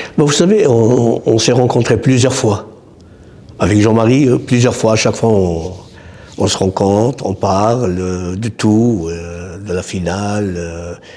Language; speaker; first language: French; non-native, local second language; Arabic